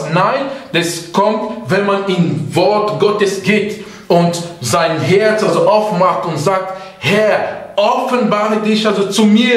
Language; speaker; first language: German; non-native, fluent; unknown